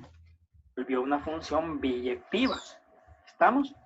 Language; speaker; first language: Spanish; native; Spanish